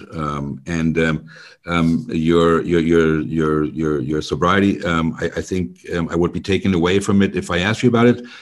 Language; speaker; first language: English; non-native, fluent; German